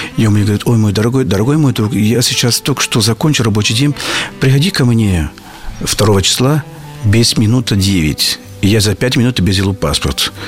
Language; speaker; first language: Russian; non-native, fluent; Portuguese